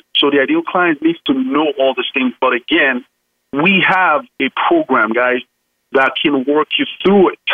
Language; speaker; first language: English; non-native, local second language; Yoruba